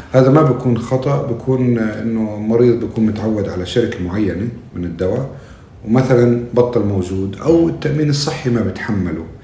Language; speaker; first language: Arabic; native; Arabic